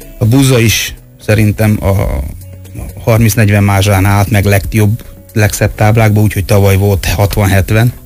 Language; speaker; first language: Hungarian; native; Hungarian